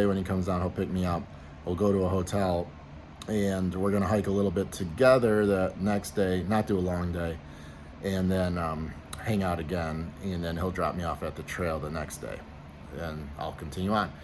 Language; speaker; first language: English; native; English